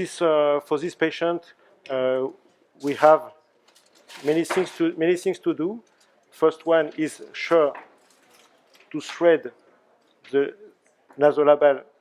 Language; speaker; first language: English; non-native, learner; French